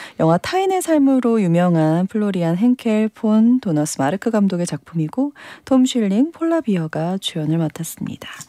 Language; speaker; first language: Korean; native; Korean